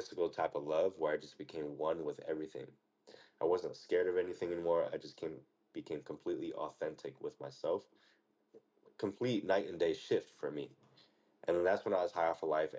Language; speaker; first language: English; native; English